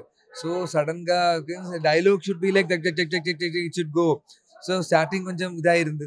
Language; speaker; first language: Telugu; non-native, learner; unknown